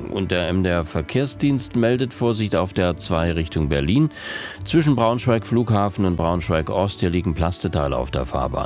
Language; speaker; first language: German; native; German